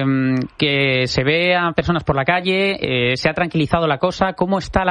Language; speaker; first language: Spanish; native; Spanish